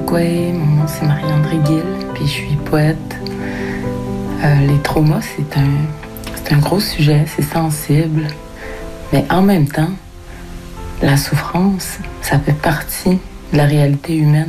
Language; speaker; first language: French; native; French